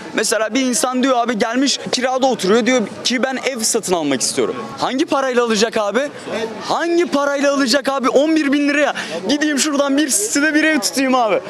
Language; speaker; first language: Turkish; native; Turkish